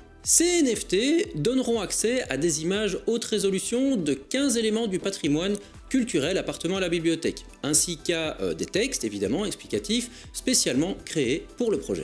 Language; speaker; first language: French; native; French